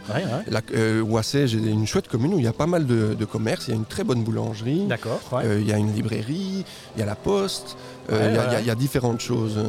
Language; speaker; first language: French; non-native, fluent; Spanish